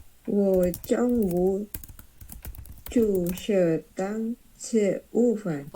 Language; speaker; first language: Chinese; non-native, learner; Indonesian